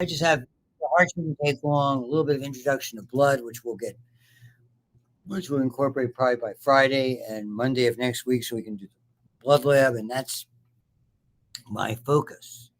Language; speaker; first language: English; native; English